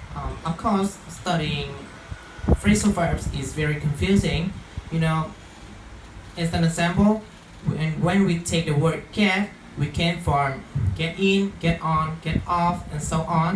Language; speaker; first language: English; non-native, fluent; Vietnamese